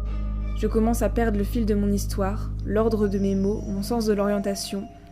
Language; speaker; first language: French; native; French